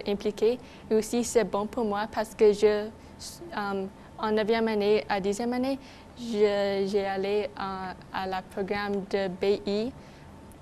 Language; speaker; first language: French; non-native, local second language; English